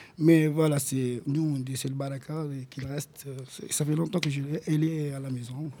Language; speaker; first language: French; non-native, local second language; Arabic